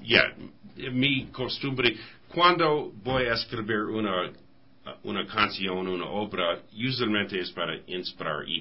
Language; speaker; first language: Spanish; non-native, learner; English